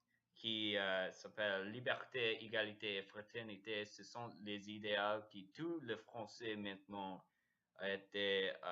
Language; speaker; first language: French; non-native, learner; English